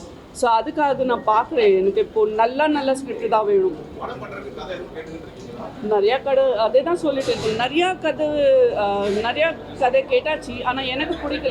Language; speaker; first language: Tamil; non-native, fluent; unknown